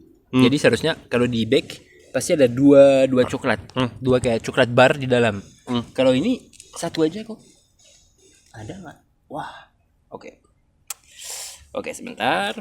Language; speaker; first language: Indonesian; non-native, fluent; French